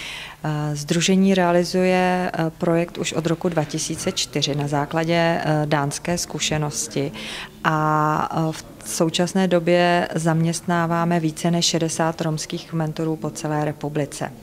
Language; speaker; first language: Czech; native; Czech